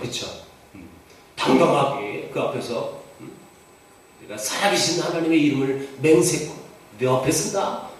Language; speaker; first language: Korean; native; Korean